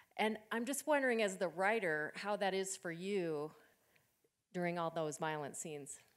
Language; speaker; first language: English; native; English